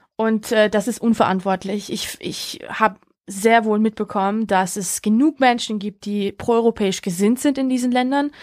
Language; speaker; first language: German; early bilingual, other home language; Georgian